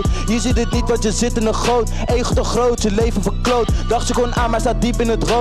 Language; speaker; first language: Dutch; native; Dutch